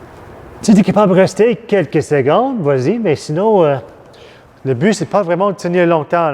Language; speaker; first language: French; non-native, fluent; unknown